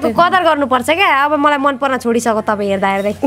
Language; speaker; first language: Nepali; native; Nepali